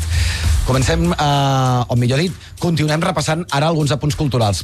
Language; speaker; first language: Catalan; native; Catalan